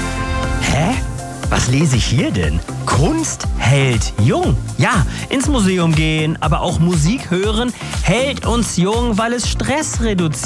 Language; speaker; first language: German; native; German